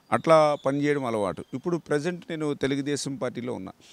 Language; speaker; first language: Telugu; native; Telugu